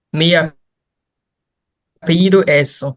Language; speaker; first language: Spanish; non-native, learner; English